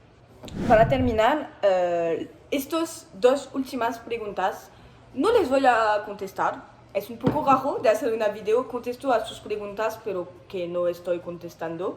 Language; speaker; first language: Spanish; non-native, learner; French